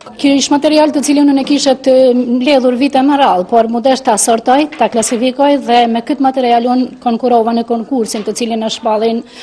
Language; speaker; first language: Albanian; native; Albanian